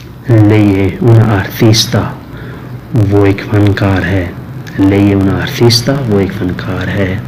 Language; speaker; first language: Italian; non-native, fluent; Urdu